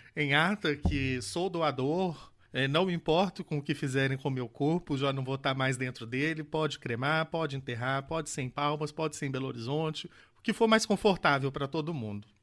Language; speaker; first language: Portuguese; native; Portuguese